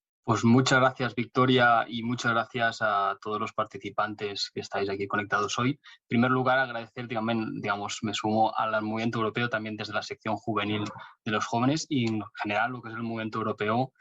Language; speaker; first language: Spanish; native; Spanish